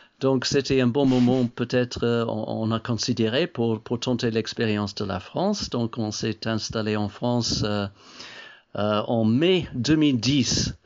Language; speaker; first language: French; non-native, fluent; English